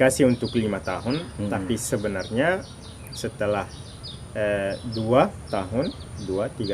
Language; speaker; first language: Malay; non-native, fluent; Arabic